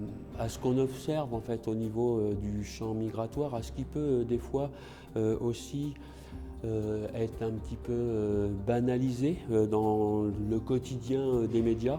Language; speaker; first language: French; native; French